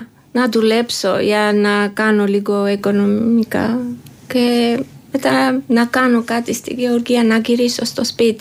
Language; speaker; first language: Greek; non-native, fluent; Georgian